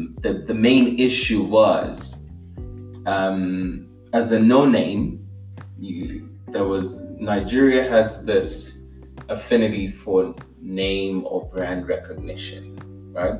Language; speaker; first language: English; non-native, local second language; Igbo